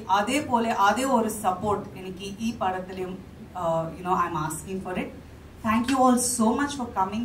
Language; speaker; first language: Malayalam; non-native, fluent; Kannada